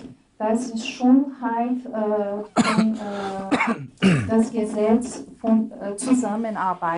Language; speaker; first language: German; non-native, fluent; Portuguese